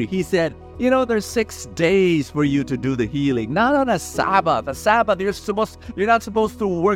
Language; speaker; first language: English; non-native, local second language; Filipino